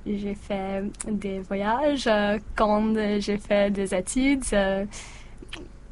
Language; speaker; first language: French; non-native, learner; English